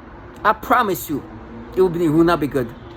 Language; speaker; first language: English; non-native, fluent; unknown